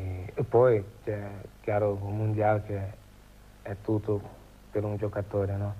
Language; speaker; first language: Italian; non-native, learner; Portuguese